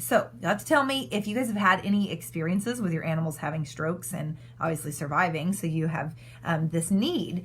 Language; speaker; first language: English; native; English